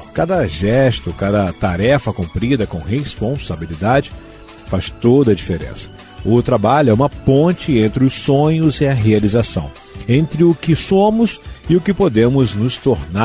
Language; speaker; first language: Portuguese; native; Portuguese